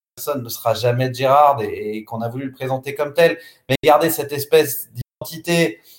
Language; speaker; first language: French; native; French